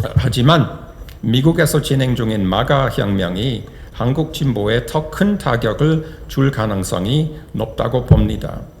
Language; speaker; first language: Korean; non-native, fluent; English